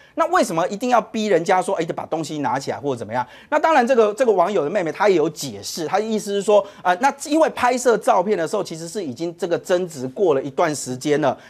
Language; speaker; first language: Chinese; native; Chinese